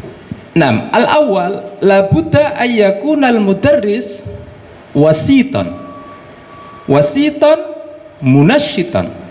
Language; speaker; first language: Arabic; non-native, fluent; Indonesian